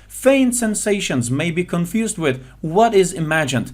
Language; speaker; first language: English; non-native, fluent; Turkish